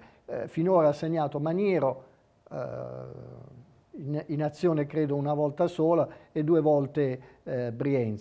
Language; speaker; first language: Italian; native; Italian